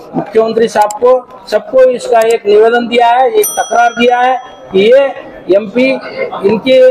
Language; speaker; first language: Hindi; non-native, local second language; Marathi